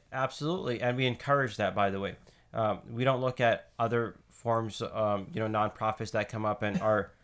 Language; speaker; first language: English; native; English